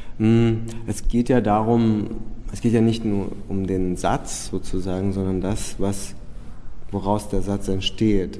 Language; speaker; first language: German; early bilingual, other home language; Czech